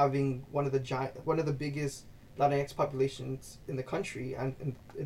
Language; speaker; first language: English; early bilingual, other home language; Spanish